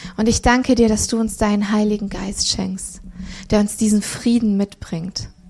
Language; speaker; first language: German; early bilingual, other home language; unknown